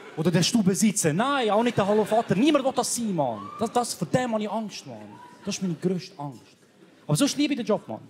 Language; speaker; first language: German; early bilingual, other home language; Croatian